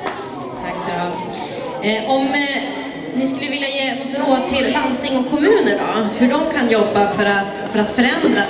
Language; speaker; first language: Swedish; native; Swedish